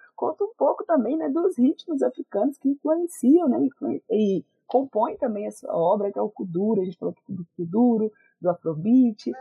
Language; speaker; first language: Portuguese; native; Portuguese